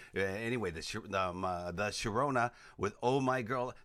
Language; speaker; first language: English; native; English